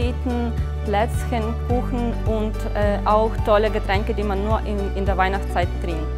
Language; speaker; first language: German; non-native, fluent; Ukrainian